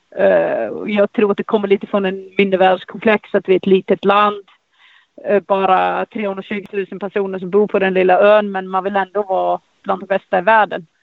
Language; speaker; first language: Swedish; non-native, fluent; Icelandic